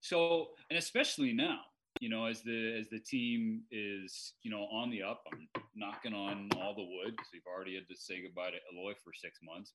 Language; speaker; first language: English; native; English